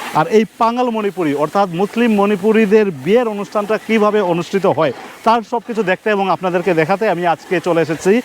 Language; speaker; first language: Bangla; native; Bangla